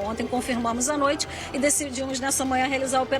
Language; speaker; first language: Portuguese; native; Portuguese